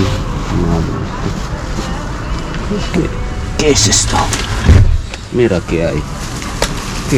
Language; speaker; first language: Spanish; non-native, learner; Filipino